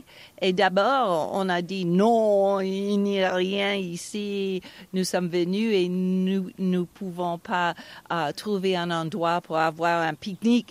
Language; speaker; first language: French; non-native, fluent; English